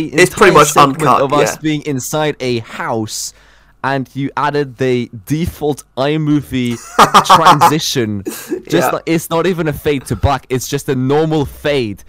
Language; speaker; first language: English; non-native, fluent; Norwegian